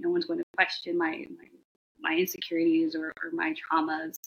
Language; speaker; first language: English; native; English